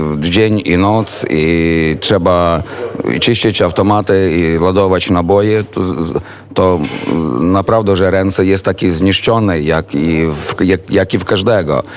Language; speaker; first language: Polish; non-native, learner; Ukrainian